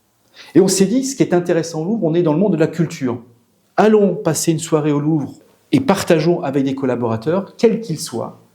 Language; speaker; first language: French; native; French